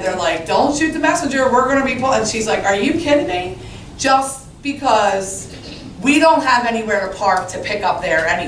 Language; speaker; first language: English; native; English